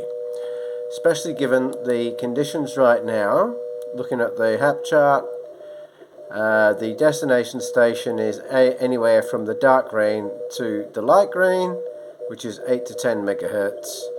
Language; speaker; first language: English; native; English